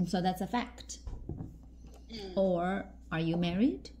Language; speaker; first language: English; non-native, fluent; Chinese